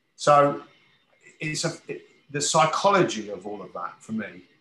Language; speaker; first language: English; native; English